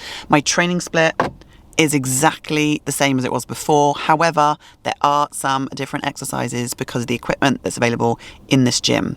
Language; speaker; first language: English; native; English